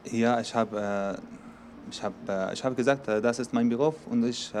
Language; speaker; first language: German; non-native, learner; Arabic